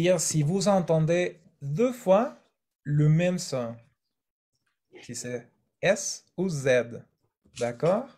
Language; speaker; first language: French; non-native, fluent; Spanish